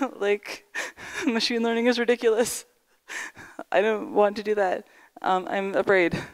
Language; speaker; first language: English; native; English